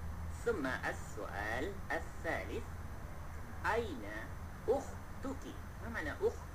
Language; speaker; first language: Arabic; non-native, fluent; Malay